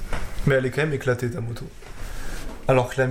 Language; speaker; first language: French; native; French